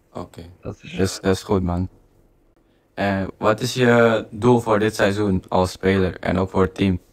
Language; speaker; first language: Dutch; non-native, fluent; Indonesian